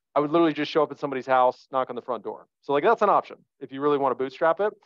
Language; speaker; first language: English; native; English